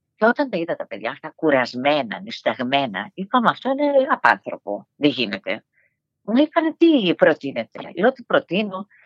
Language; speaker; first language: Greek; early bilingual, heritage; Greek